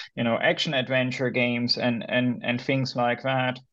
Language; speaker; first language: English; non-native, fluent; German